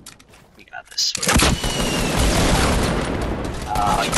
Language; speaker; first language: English; native; English